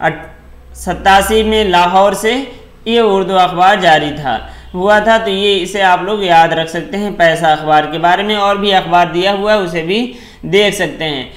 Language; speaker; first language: Urdu; native; Urdu